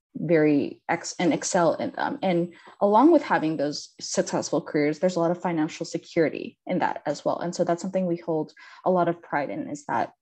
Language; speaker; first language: English; native; English